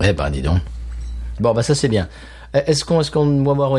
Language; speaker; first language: French; native; French